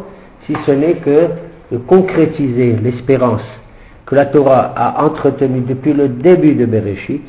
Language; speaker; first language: French; native; French